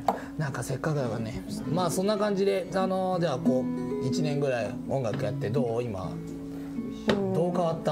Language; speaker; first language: Japanese; native; Japanese